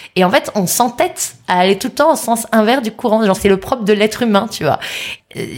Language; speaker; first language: French; native; French